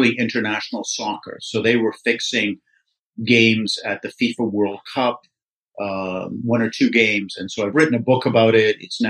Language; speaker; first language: English; native; English